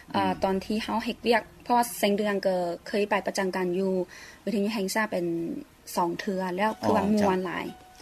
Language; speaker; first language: Lao; non-native, fluent; Chinese